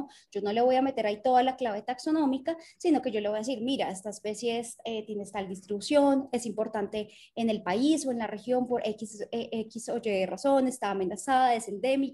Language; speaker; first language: Spanish; native; Spanish